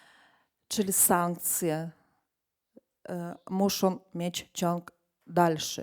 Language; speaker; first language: Polish; non-native, fluent; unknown